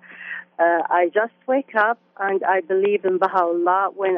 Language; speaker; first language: English; non-native, learner; Arabic